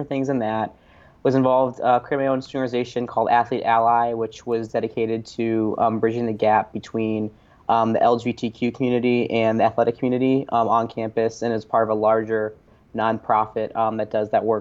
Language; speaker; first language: English; native; English